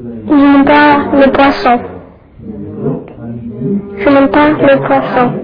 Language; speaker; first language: French; non-native, learner; English